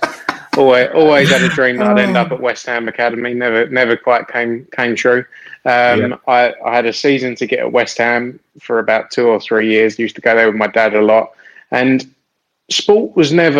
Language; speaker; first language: English; native; English